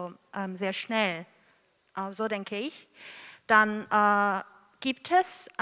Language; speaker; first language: German; non-native, fluent; Korean